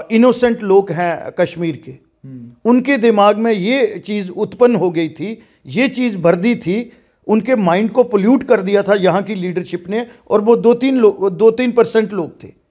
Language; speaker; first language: Hindi; non-native, local second language; Dogri